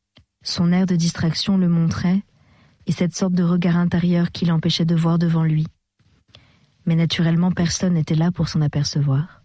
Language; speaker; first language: French; native; French